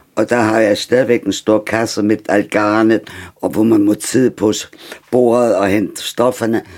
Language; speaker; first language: Danish; non-native, fluent; German